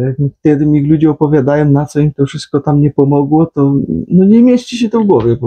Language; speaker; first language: Polish; native; Polish